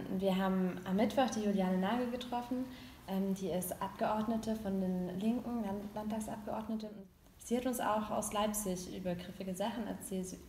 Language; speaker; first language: German; native; German